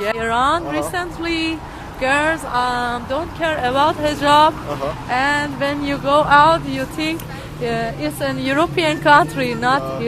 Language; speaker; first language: English; non-native, learner; Persian